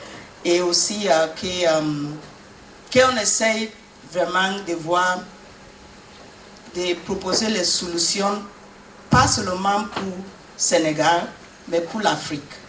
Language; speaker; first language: French; non-native, learner; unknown